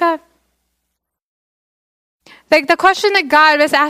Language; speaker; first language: English; non-native, local second language; Filipino